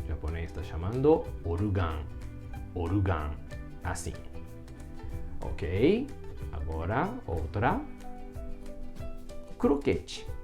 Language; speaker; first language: Portuguese; non-native, fluent; Japanese